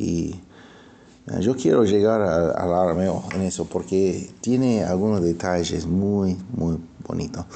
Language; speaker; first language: Spanish; non-native, fluent; English